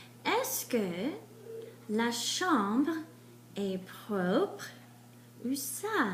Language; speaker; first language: French; non-native, fluent; English